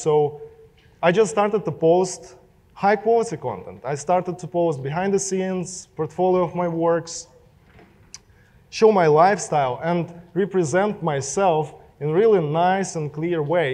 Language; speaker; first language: English; non-native, fluent; Russian